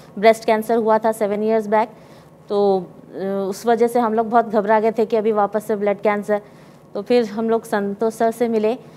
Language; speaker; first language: Hindi; native; Hindi